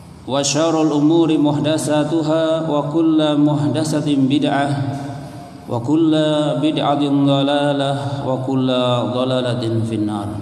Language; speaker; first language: Arabic; non-native, fluent; Indonesian